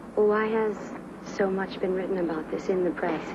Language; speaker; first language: English; native; English